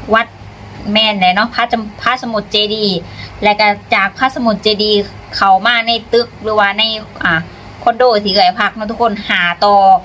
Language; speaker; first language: Thai; native; Thai